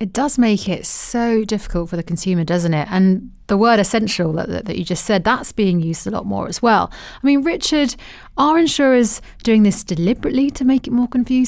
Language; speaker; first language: English; native; English